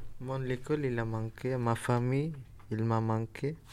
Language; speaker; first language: French; non-native, learner; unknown